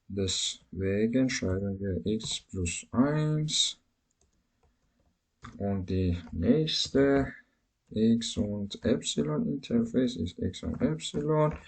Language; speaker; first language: German; non-native, learner; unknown